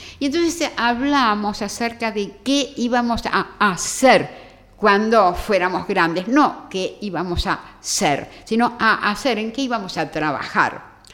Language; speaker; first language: Spanish; native; Spanish